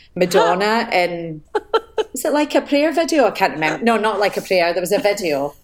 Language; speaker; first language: English; native; English